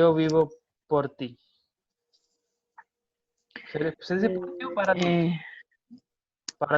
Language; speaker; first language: Spanish; non-native, fluent; Hindi